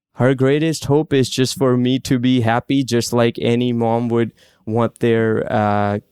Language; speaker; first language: English; non-native, local second language; Gujarati